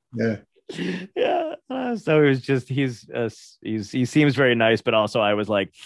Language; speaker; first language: English; native; English